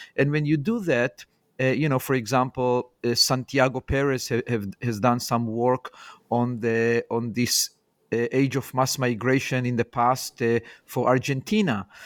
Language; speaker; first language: English; non-native, fluent; Hebrew